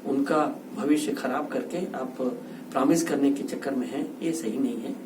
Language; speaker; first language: Hindi; non-native, local second language; Kannada